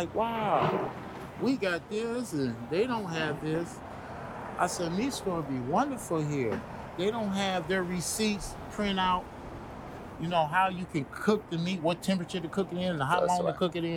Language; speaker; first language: English; native; English